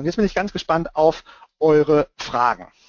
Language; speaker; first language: German; native; German